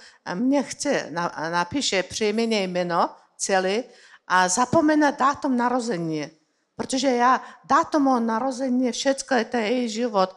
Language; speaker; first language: Czech; non-native, learner; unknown